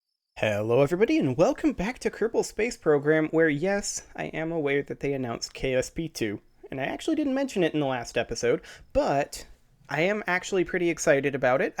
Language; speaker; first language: English; native; English